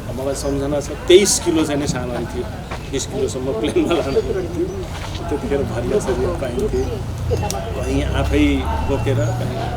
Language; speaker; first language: Nepali; non-native, local second language; Maithili